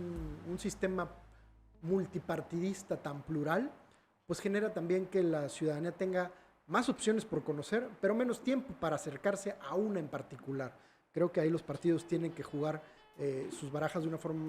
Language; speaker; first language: Spanish; native; Spanish